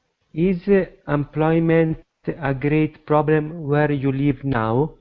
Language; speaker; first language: English; non-native, learner; Italian